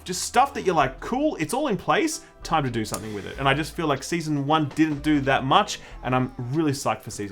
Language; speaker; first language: English; native; English